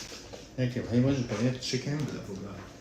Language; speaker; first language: Arabic; native; Arabic